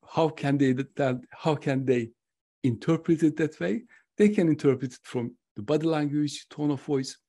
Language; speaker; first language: English; non-native, fluent; Turkish